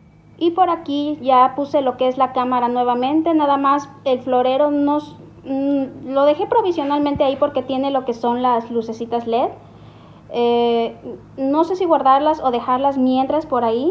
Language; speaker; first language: Spanish; native; Spanish